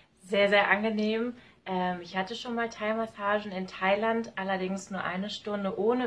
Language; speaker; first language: German; native; German